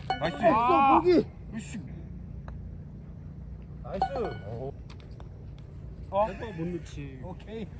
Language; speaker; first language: Korean; native; Korean